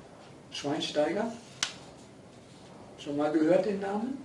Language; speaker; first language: German; non-native, fluent; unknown